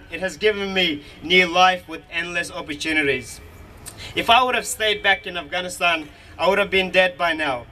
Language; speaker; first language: English; early bilingual, other home language; Hazaragi